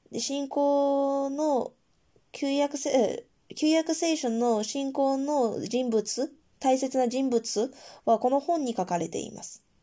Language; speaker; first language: Japanese; non-native, fluent; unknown